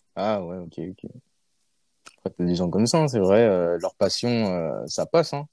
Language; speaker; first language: French; early bilingual, other home language; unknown